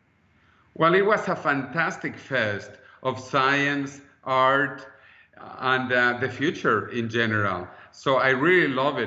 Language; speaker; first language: English; non-native, fluent; Spanish